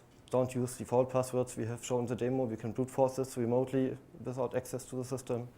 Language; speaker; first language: English; non-native, fluent; German